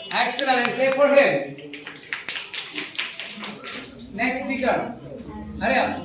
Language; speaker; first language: English; non-native, learner; Bangla